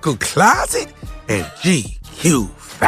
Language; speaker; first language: English; native; English